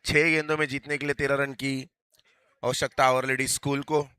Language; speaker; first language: Hindi; non-native, local second language; Marathi